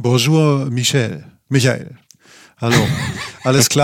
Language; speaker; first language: German; native; German